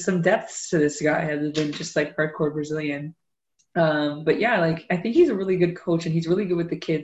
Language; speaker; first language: English; native; English